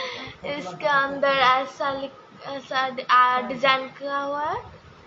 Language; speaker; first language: Hindi; non-native, local second language; Bangla